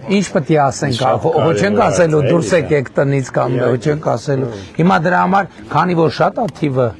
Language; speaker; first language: Armenian; native; Armenian